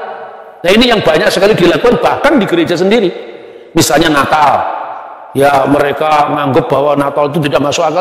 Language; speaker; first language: Indonesian; native; Indonesian